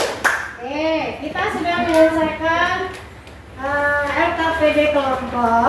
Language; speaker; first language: Indonesian; native; Indonesian